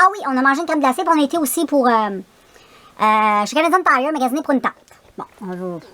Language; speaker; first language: French; native; French